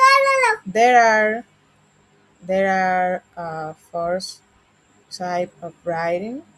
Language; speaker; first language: English; non-native, learner; Spanish